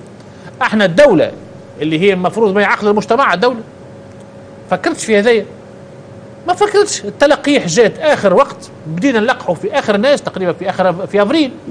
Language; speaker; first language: Arabic; native; Arabic